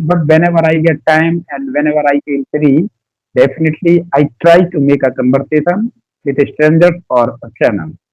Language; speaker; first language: English; non-native, learner; Hindi